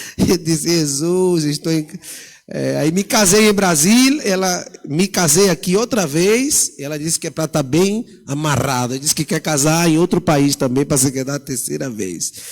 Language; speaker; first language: Portuguese; native; Portuguese